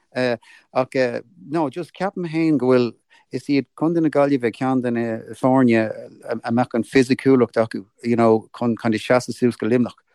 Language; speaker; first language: Irish; native; Irish